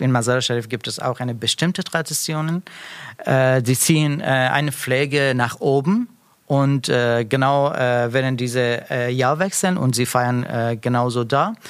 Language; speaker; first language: German; non-native, learner; Persian